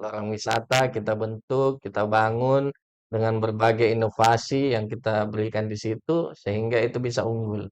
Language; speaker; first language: Indonesian; native; Indonesian